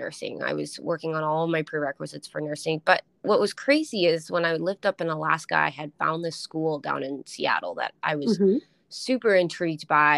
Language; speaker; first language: English; native; English